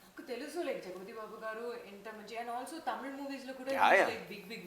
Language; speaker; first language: Telugu; non-native, learner; Tamil